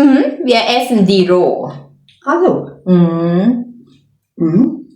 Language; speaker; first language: German; non-native, learner; Thai